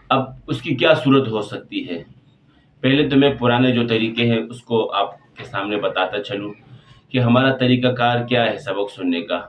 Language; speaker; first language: Urdu; non-native, local second language; Pashto